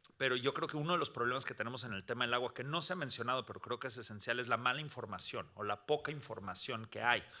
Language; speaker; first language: Spanish; native; Spanish